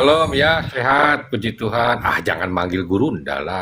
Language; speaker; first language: Indonesian; native; Indonesian